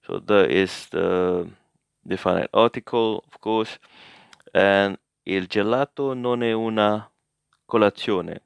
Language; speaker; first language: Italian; non-native, learner; English